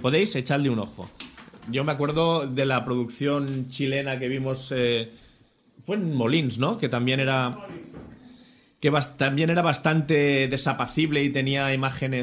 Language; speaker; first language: Spanish; native; Spanish